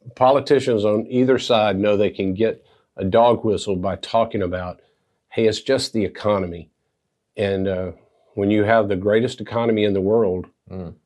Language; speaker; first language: English; native; English